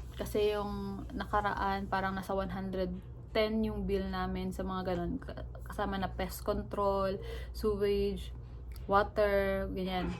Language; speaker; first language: Filipino; native; Filipino